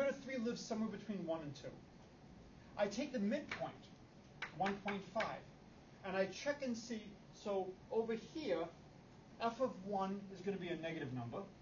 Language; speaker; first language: English; native; English